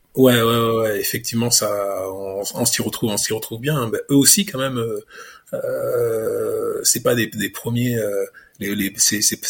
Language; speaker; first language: French; native; French